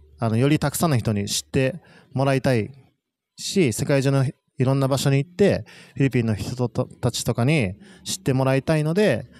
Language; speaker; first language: Japanese; native; Japanese